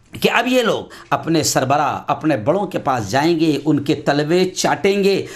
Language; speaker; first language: Urdu; native; Urdu